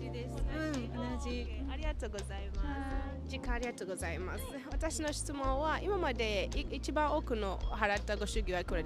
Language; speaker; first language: Japanese; non-native, learner; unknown